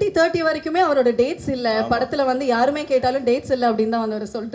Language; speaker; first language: Tamil; native; Tamil